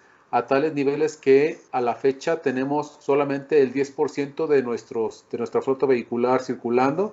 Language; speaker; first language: Spanish; native; Spanish